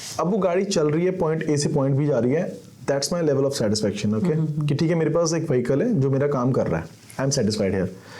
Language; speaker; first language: Hindi; native; Hindi